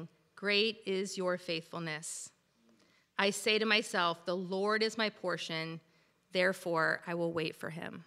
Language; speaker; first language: English; native; English